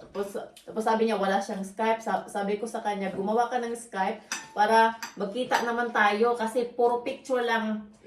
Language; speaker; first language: Filipino; native; Filipino